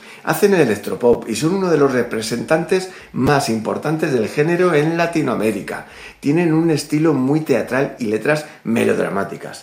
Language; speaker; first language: Spanish; native; Spanish